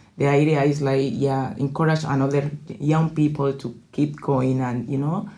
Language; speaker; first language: English; non-native, learner; Spanish